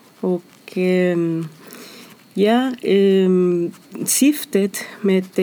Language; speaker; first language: Swedish; non-native, fluent; Spanish